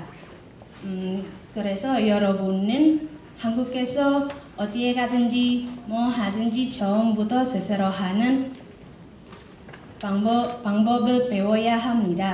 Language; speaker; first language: Korean; non-native, learner; Indonesian